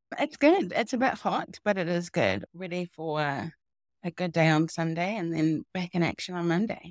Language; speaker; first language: English; native; English